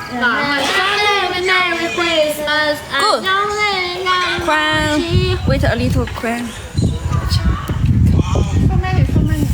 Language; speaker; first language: English; non-native, learner; Thai